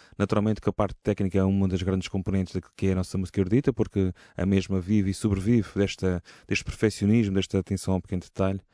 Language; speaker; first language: Portuguese; native; Portuguese